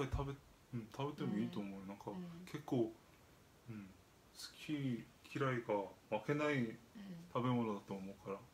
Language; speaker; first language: Japanese; non-native, fluent; Korean